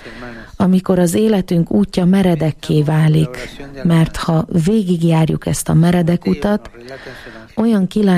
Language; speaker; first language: Hungarian; native; Hungarian